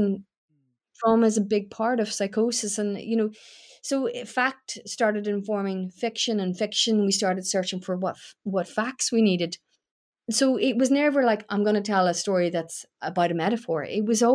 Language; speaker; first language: English; native; English